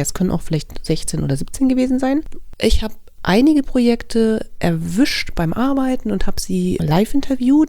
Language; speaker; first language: German; native; German